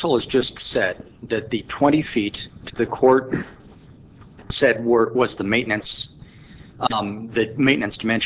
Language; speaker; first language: English; native; English